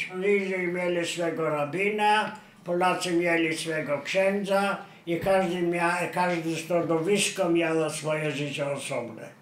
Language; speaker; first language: Polish; non-native, local second language; Yiddish